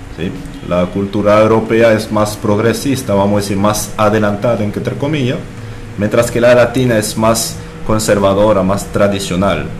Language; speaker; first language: Spanish; non-native, fluent; French